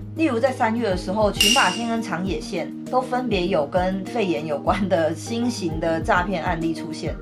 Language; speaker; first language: Chinese; native; Chinese